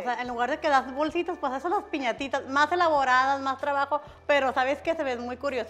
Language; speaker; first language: Spanish; native; Spanish